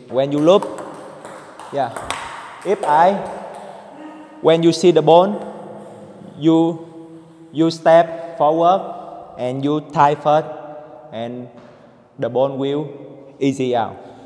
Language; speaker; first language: English; non-native, learner; Vietnamese